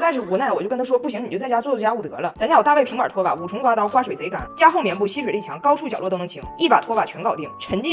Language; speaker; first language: Chinese; native; Chinese